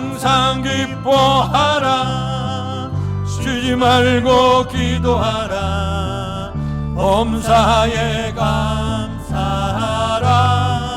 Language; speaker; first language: Korean; native; Korean